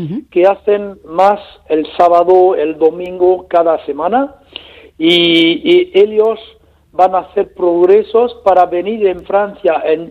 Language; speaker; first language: Spanish; non-native, learner; French